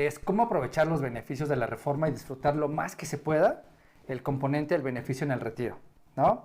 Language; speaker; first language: Spanish; native; Spanish